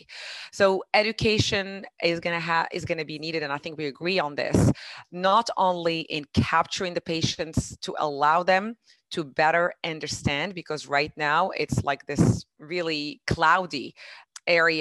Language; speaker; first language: English; non-native, fluent; Arabic